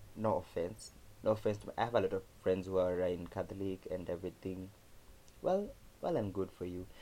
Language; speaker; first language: English; non-native, local second language; Kamba